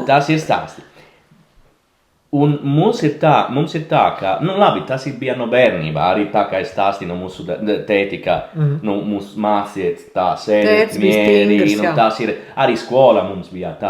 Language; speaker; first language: Latvian; non-native, learner; Italian